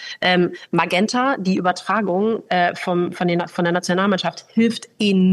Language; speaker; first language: German; native; German